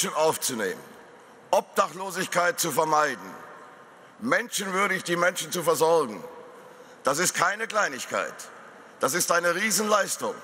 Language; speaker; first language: German; native; German